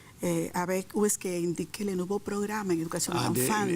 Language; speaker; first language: French; non-native, fluent; Spanish